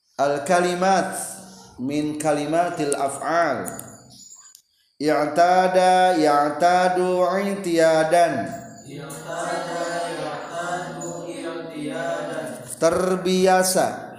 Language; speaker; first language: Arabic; non-native, fluent; Indonesian